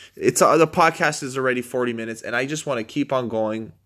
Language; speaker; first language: English; native; English